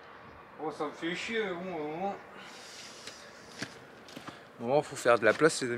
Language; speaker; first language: French; native; French